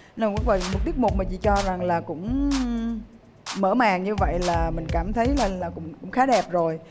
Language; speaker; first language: Vietnamese; native; Vietnamese